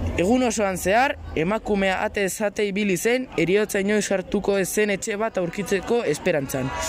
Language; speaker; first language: Basque; non-native, local second language; Spanish